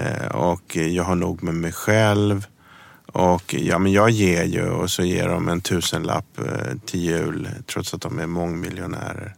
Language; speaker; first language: Swedish; early bilingual, other home language; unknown